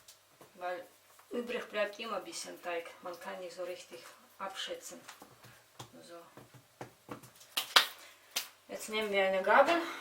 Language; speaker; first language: German; non-native, fluent; Russian